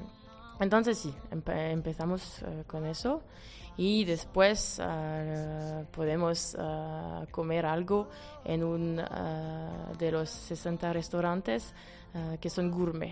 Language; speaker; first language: Spanish; non-native, fluent; French